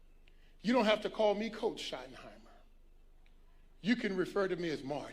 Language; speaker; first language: English; native; English